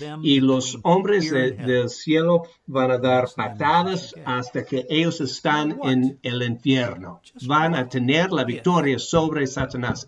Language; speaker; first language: Spanish; non-native, fluent; English